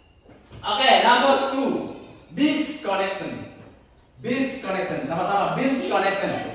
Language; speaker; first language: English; non-native, learner; Indonesian